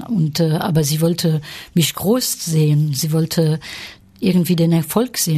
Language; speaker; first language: German; early bilingual, heritage; French